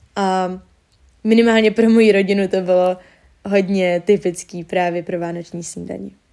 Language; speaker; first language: Czech; native; Czech